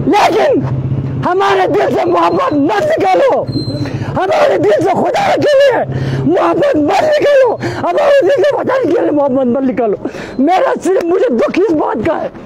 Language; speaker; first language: Urdu; non-native, local second language; Balti